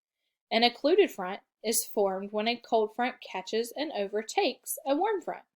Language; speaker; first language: English; native; English